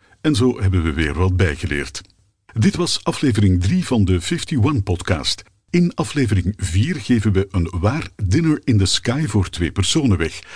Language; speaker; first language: Dutch; native; Dutch